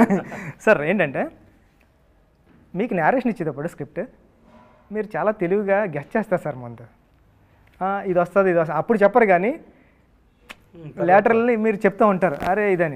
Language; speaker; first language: Telugu; native; Telugu